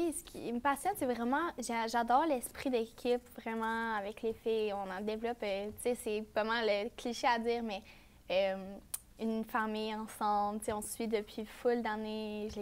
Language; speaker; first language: French; native; French